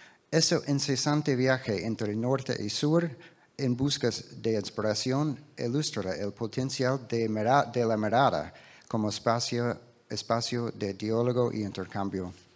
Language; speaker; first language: Spanish; non-native, fluent; English